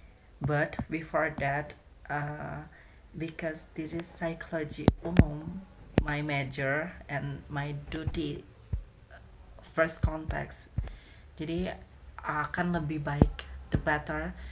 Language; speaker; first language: English; non-native, learner; Indonesian